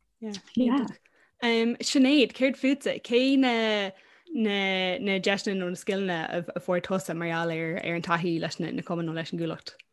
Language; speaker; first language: Irish; non-native, local second language; English